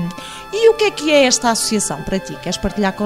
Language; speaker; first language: Portuguese; native; Portuguese